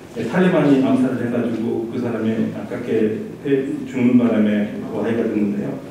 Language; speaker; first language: Korean; native; Korean